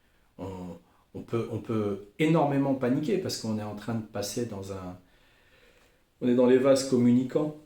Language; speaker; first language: French; native; French